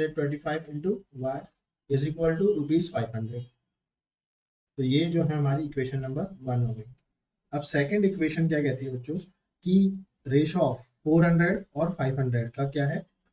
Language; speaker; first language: Hindi; native; Hindi